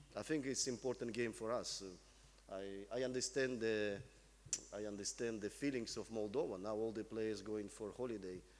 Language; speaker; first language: English; non-native, learner; Russian